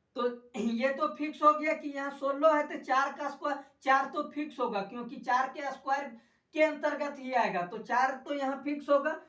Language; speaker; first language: Hindi; native; Hindi